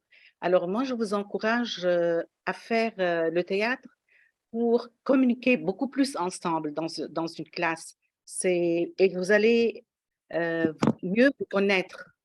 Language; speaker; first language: French; non-native, local second language; Arabic